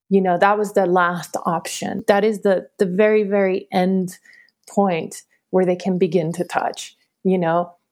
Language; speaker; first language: English; early bilingual, other home language; Spanish